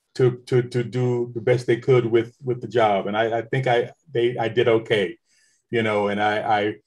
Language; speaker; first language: English; native; English